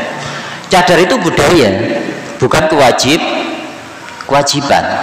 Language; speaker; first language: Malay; non-native, local second language; Javanese